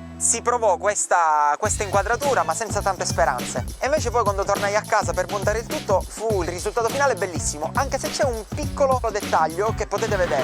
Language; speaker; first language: Italian; native; Italian